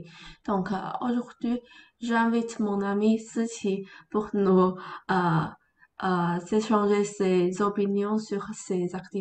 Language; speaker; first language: French; non-native, learner; Chinese